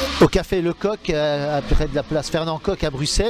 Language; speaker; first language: French; native; French